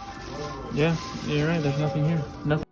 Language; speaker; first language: English; native; English